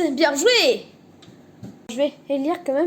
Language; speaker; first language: French; native; French